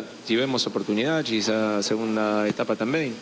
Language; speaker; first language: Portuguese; non-native, learner; Spanish